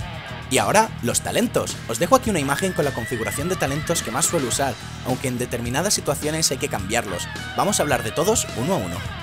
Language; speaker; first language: Spanish; native; Spanish